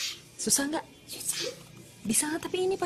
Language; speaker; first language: Indonesian; native; Indonesian